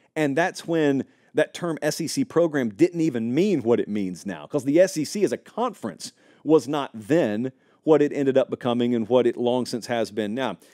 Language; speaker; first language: English; native; English